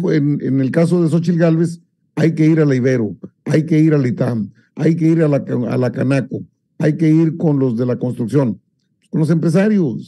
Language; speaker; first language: Spanish; native; Spanish